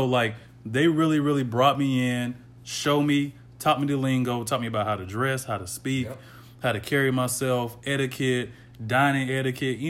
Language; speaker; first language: English; native; English